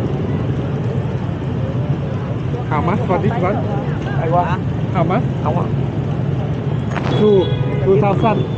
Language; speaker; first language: English; non-native, learner; Thai